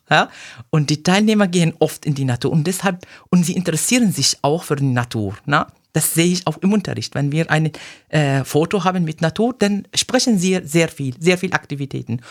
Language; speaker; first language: German; non-native, fluent; Arabic